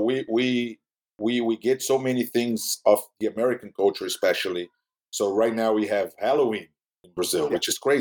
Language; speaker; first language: English; non-native, fluent; Portuguese